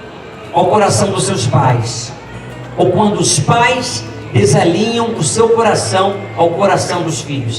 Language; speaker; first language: Portuguese; native; Portuguese